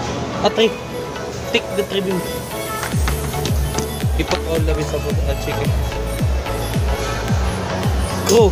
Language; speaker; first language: English; non-native, learner; Filipino